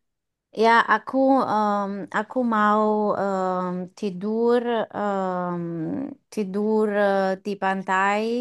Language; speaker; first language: Indonesian; non-native, learner; English